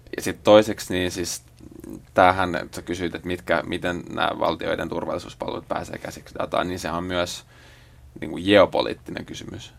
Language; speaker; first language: Finnish; native; Finnish